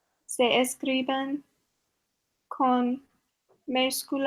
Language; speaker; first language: Spanish; non-native, learner; English